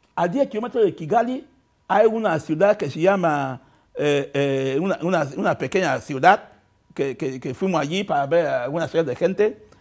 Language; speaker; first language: Spanish; non-native, local second language; Fang